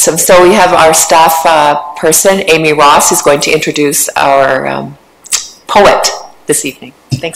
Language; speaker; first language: English; native; English